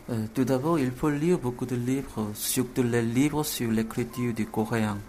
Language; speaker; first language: French; non-native, fluent; Korean